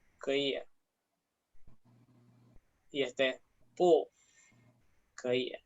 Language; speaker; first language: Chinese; non-native, fluent; Spanish